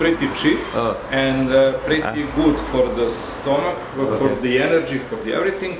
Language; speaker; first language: English; non-native, learner; Serbian